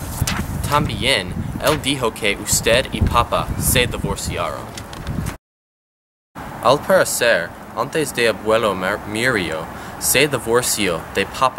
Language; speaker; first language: Spanish; non-native, learner; English